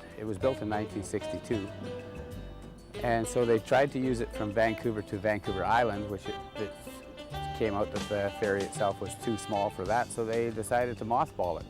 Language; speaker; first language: English; native; English